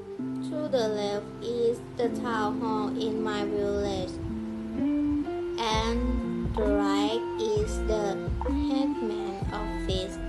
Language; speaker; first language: English; non-native, learner; Thai